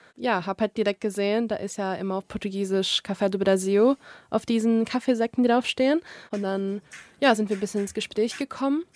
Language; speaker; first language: German; early bilingual, other home language; Portuguese